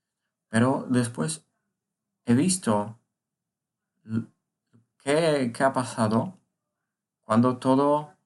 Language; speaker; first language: Spanish; non-native, learner; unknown